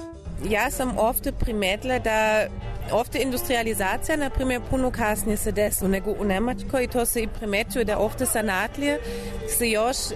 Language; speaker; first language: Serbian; non-native, learner; German